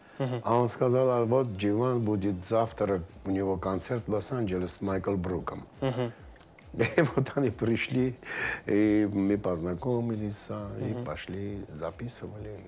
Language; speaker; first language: Russian; non-native, local second language; Armenian